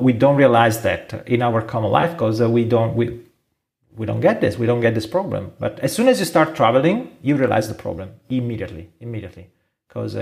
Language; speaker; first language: English; non-native, fluent; Italian